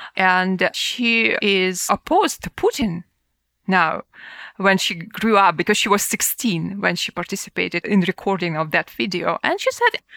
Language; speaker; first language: English; non-native, fluent; Russian